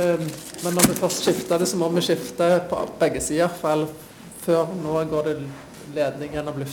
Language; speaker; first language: Norwegian; native; Norwegian